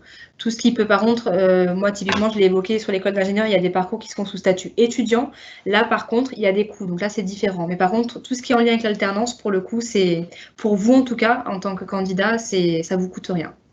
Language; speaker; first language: French; native; French